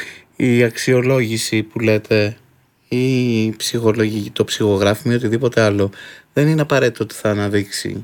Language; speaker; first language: Greek; native; Greek